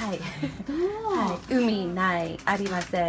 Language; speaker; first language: Japanese; non-native, learner; English